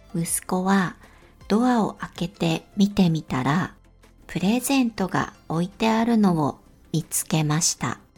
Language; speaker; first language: Japanese; native; Japanese